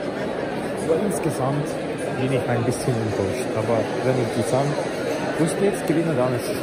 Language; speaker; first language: German; non-native, learner; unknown